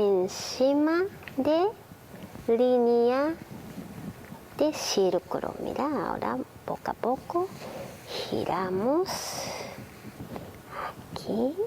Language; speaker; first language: Spanish; non-native, learner; Japanese